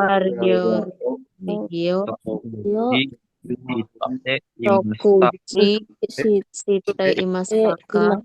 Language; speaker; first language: Japanese; non-native, learner; Indonesian